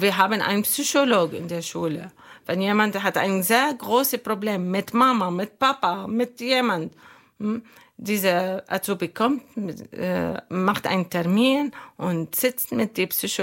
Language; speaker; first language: German; non-native, learner; Arabic